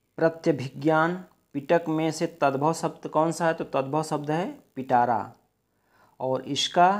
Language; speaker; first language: Hindi; native; Hindi